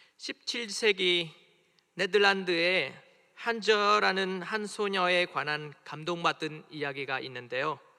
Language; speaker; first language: Korean; non-native, fluent; Vietnamese